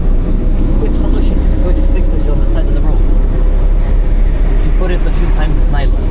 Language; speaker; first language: English; non-native, local second language; Italian